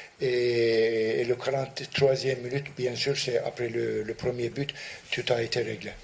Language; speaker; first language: French; non-native, fluent; Turkish